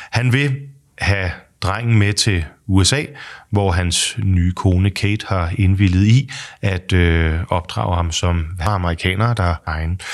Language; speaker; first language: Danish; native; Danish